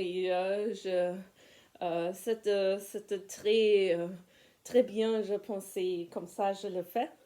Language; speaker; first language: French; non-native, fluent; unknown